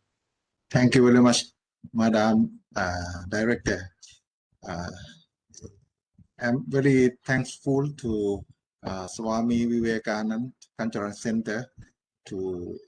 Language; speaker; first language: English; non-native, fluent; Thai